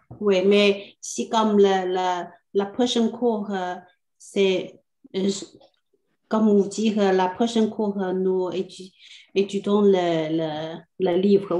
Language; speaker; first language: French; non-native, learner; Chinese